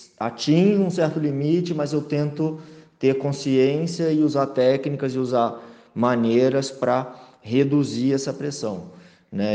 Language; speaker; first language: Portuguese; native; Portuguese